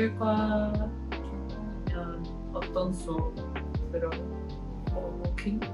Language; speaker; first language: Korean; non-native, learner; Dutch